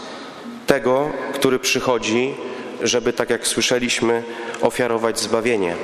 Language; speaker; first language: Polish; native; Polish